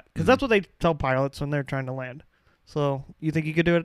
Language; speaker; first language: English; native; English